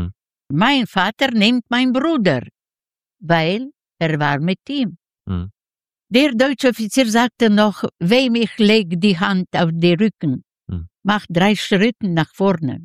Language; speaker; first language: German; non-native, learner; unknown